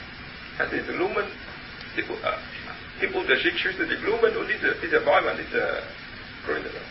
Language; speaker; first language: German; non-native, learner; Vietnamese